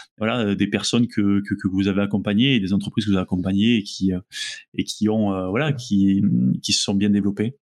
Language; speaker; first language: French; native; French